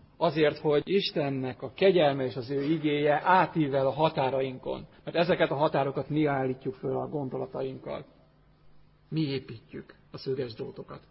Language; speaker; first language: Hungarian; native; Hungarian